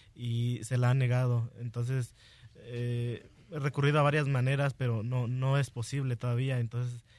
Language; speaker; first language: Spanish; native; Spanish